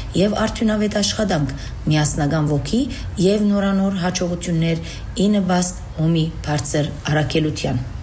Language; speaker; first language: Armenian; early bilingual, heritage; Armenian